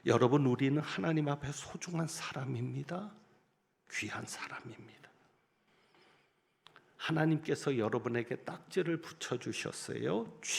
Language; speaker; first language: Korean; native; Korean